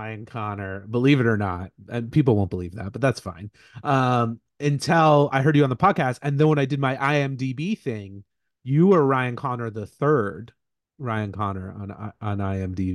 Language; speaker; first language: English; native; English